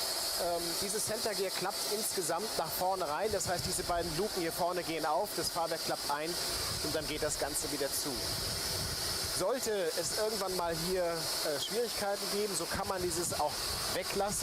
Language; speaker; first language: German; native; German